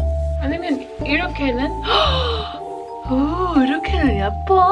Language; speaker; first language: Korean; non-native, learner; English